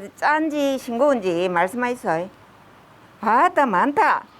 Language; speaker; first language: Korean; native; Korean